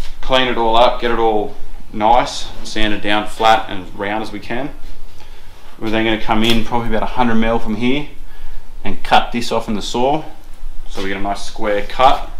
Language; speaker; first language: English; native; English